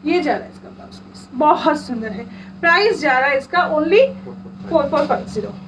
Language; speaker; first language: Hindi; non-native, local second language; Bangla